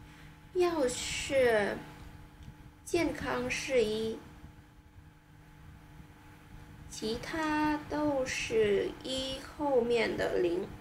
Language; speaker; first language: Chinese; non-native, learner; Vietnamese